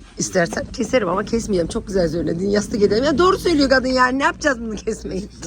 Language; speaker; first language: Turkish; early bilingual, heritage; Turkish